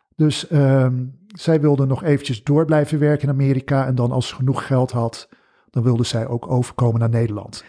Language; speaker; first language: Dutch; early bilingual, other home language; English